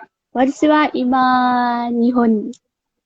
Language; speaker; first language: Japanese; non-native, learner; Nepali